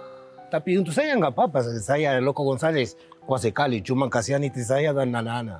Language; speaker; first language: Indonesian; non-native, learner; Spanish